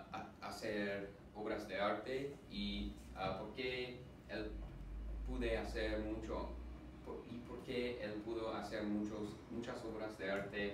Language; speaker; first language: Spanish; non-native, learner; English